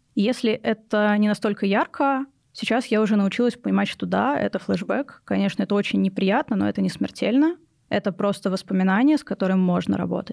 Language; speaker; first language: Russian; native; Russian